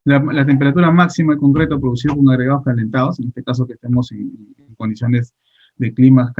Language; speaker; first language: Spanish; native; Spanish